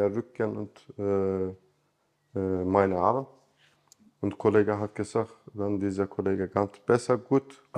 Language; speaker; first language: German; non-native, learner; Turkish